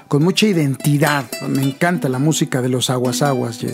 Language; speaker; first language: Spanish; native; Spanish